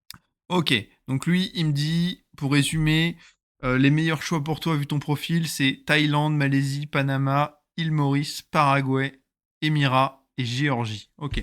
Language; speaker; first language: French; native; French